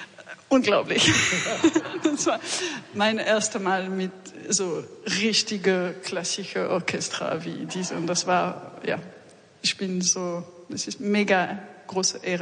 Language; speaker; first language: German; non-native, fluent; French